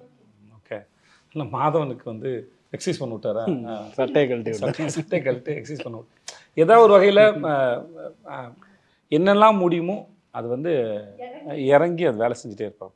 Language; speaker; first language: Tamil; native; Tamil